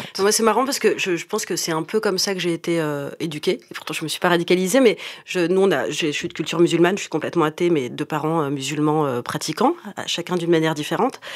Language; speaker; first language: French; native; French